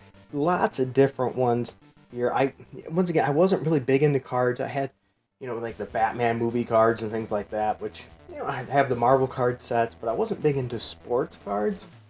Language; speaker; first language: English; native; English